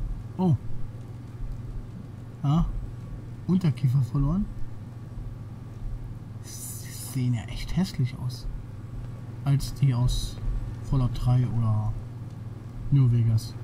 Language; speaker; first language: German; native; German